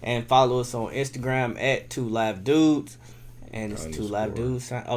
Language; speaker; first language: English; native; English